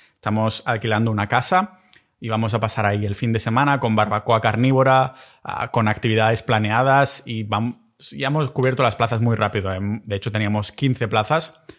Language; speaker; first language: Spanish; native; Spanish